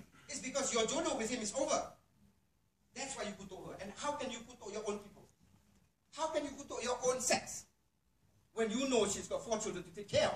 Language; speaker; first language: English; non-native, local second language; Malay